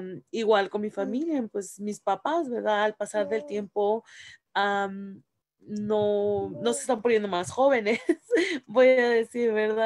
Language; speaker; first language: Spanish; early bilingual, heritage; Spanish